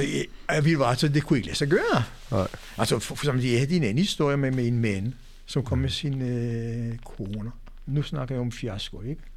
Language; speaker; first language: Danish; non-native, fluent; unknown